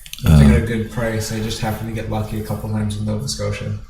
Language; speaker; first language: English; native; English